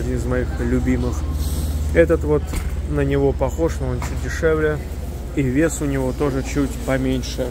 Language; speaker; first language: Russian; native; Russian